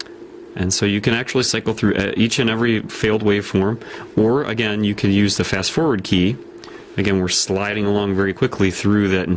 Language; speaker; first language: English; native; English